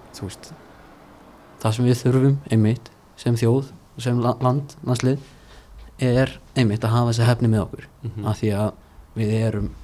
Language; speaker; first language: Icelandic; native; Icelandic